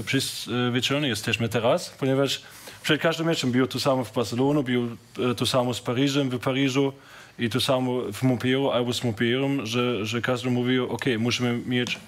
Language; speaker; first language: Polish; non-native, learner; German